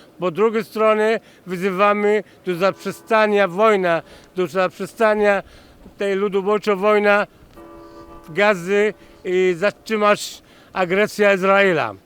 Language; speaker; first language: Polish; non-native, fluent; Arabic